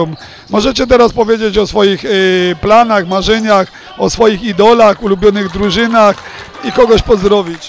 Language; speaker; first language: Polish; native; Polish